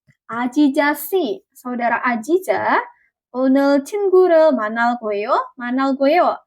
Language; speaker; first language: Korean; non-native, fluent; Indonesian